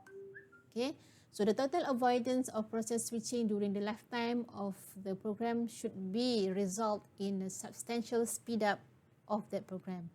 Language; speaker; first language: English; non-native, local second language; Malay